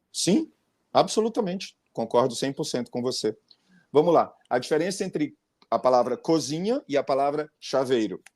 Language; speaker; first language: Portuguese; native; Portuguese